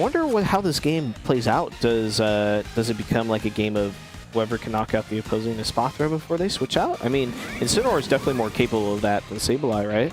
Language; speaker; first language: English; native; English